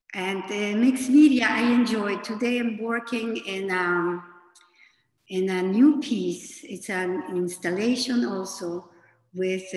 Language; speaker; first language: English; non-native, fluent; Spanish